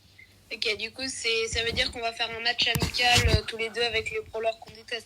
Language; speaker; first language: French; native; French